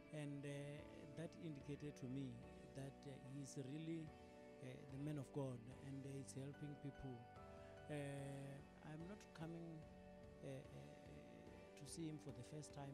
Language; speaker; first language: English; non-native, local second language; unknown